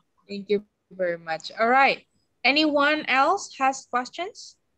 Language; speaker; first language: English; non-native, fluent; Indonesian